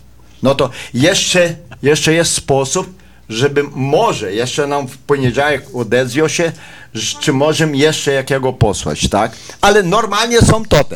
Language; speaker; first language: Polish; early bilingual, heritage; Polish